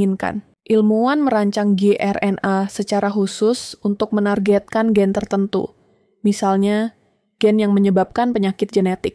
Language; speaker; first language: Indonesian; native; Indonesian